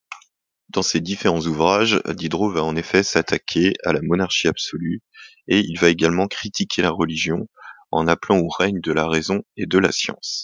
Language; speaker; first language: French; native; French